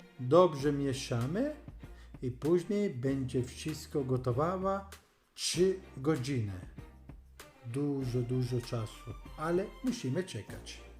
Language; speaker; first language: Polish; non-native, learner; Italian